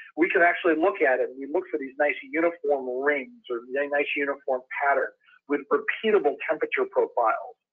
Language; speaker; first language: English; native; English